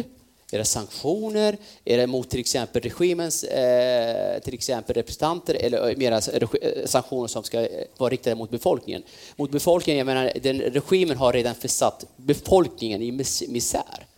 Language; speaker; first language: Swedish; non-native, fluent; Kurdish